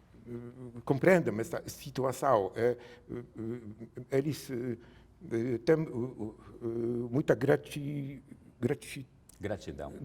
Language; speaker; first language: Portuguese; non-native, learner; Polish